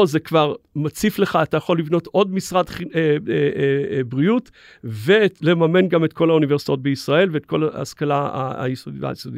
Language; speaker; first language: Hebrew; native; Hebrew